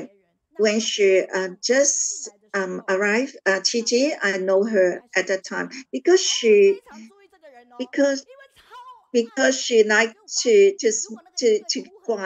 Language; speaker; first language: English; non-native, learner; Chinese